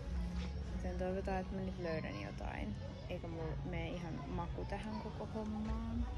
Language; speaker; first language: Finnish; native; Finnish